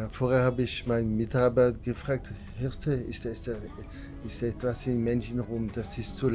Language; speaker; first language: German; non-native, learner; French